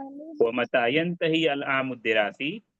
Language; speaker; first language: Arabic; non-native, fluent; Urdu